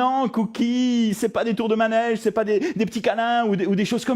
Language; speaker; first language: French; native; French